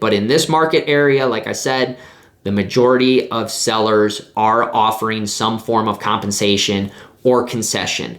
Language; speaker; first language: English; native; English